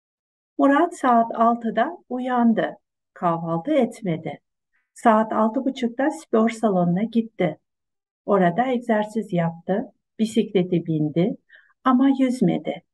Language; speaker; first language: Turkish; non-native, fluent; Kazakh